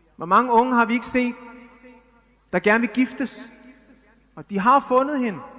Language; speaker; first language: Danish; early bilingual, other home language; Arabic